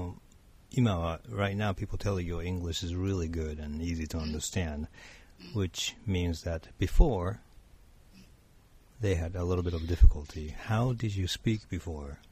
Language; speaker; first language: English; non-native, fluent; Japanese